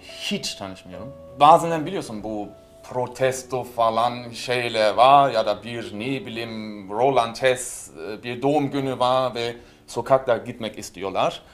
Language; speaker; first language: Turkish; non-native, learner; German